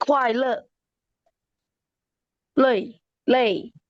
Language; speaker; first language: Chinese; non-native, learner; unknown